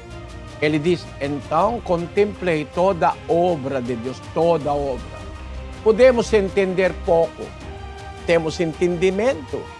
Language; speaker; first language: Portuguese; non-native, learner; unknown